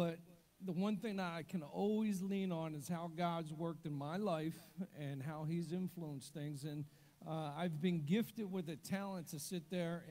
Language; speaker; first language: English; native; English